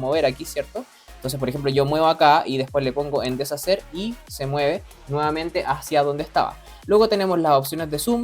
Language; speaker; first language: Spanish; native; Spanish